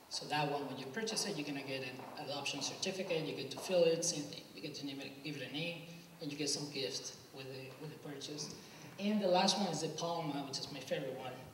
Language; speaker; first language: English; non-native, fluent; Spanish